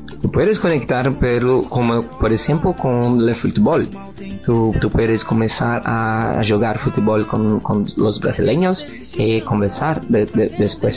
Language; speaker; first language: Spanish; non-native, learner; Portuguese